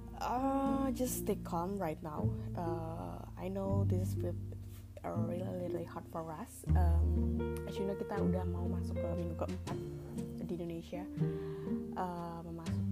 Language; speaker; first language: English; non-native, learner; Indonesian